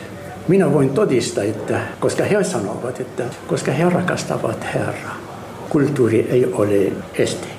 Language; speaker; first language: Finnish; non-native, fluent; Arabic